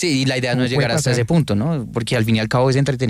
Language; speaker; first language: Spanish; native; Spanish